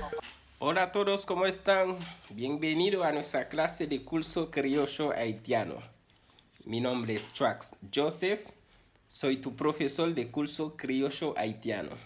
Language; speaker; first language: Spanish; non-native, fluent; Haitian Creole